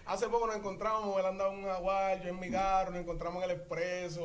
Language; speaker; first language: Spanish; early bilingual, other home language; English